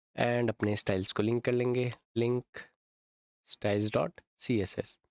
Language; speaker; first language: Hindi; native; Hindi